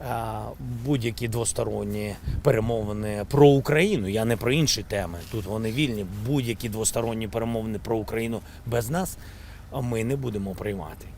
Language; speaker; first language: Ukrainian; non-native, local second language; Russian